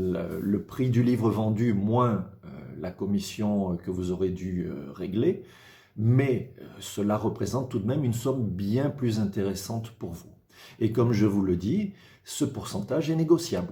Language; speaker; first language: French; native; French